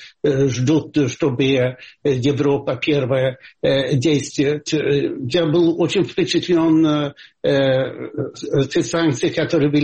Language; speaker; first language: Russian; non-native, fluent; Swedish